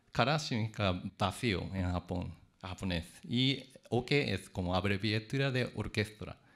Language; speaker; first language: Spanish; non-native, fluent; Japanese